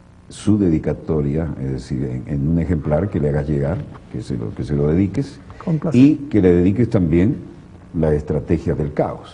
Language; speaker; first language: Spanish; native; Spanish